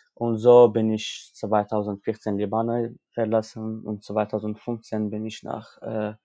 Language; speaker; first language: German; non-native, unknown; Armenian